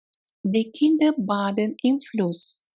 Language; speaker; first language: German; non-native, fluent; Russian